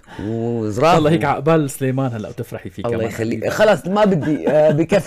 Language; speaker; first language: Arabic; native; Arabic